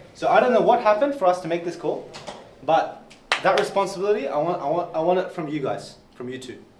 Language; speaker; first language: English; non-native, fluent; Portuguese